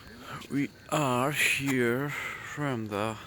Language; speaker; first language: English; non-native, learner; Nepali